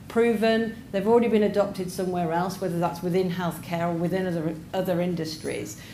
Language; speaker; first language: English; native; English